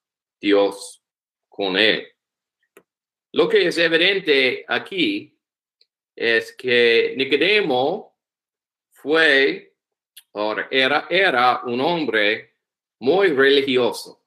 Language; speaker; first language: Spanish; non-native, learner; English